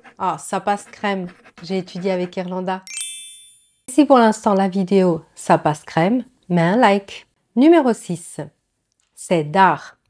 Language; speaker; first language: French; native; French